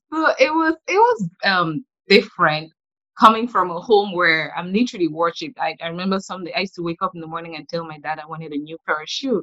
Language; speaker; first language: English; non-native, local second language; French